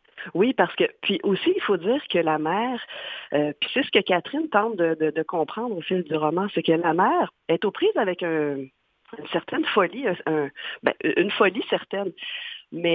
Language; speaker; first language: French; native; French